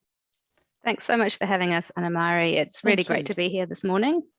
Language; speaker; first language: English; native; English